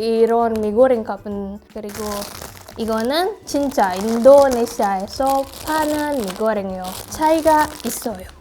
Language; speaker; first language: Korean; non-native, learner; Indonesian